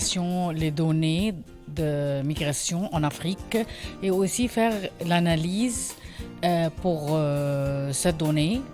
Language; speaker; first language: French; non-native, learner; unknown